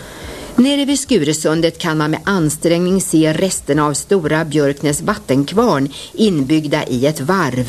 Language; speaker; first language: Swedish; native; Swedish